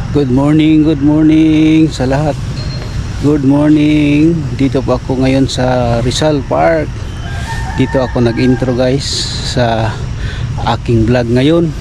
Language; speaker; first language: Filipino; non-native, local second language; Cebuano